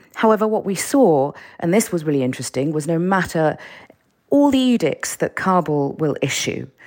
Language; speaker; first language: English; native; English